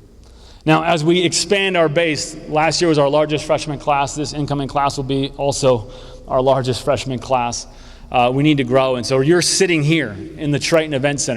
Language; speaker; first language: English; native; English